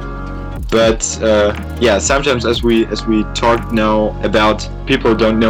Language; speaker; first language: English; non-native, fluent; German